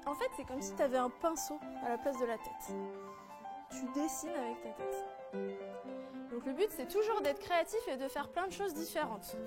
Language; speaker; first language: French; native; French